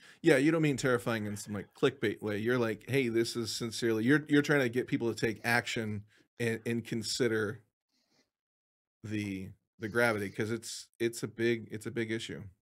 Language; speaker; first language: English; native; English